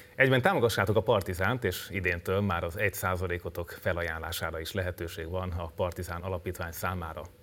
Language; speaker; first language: Hungarian; native; Hungarian